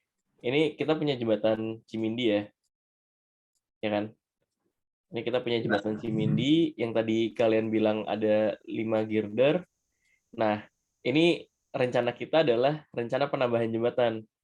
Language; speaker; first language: Indonesian; native; Indonesian